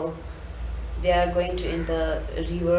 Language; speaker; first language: English; non-native, learner; Tibetan